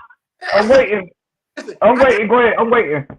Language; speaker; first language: English; native; English